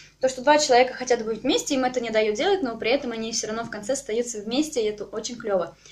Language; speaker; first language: Russian; native; Russian